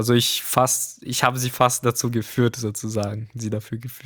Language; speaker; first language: German; non-native, fluent; Portuguese